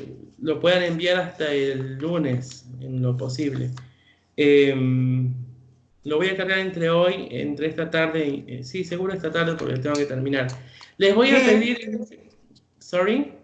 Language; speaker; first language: Spanish; native; Spanish